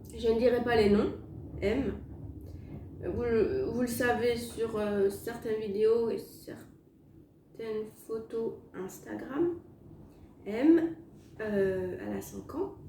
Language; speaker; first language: French; native; French